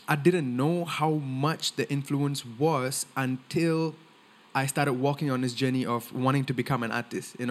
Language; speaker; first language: English; non-native, local second language; Tamil